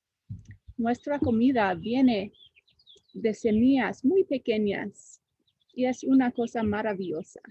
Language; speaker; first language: Spanish; non-native, fluent; English